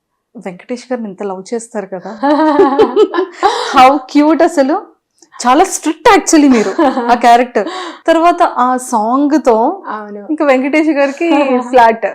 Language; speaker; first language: Telugu; native; Telugu